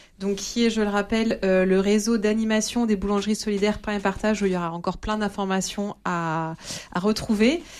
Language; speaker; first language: French; native; French